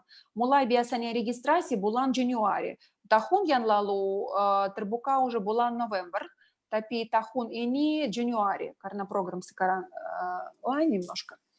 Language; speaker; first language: Indonesian; non-native, learner; Russian